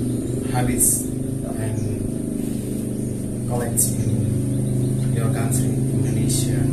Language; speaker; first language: English; non-native, learner; Indonesian